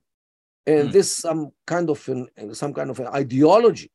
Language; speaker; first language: English; non-native, fluent; Yiddish